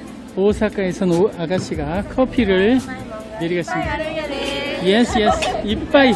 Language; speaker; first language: Korean; native; Korean